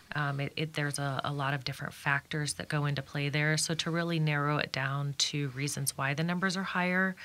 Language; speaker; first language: English; native; English